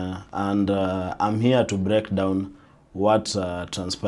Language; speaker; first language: English; non-native, local second language; Swahili